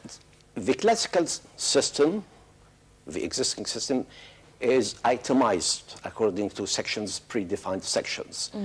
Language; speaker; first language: English; non-native, fluent; Arabic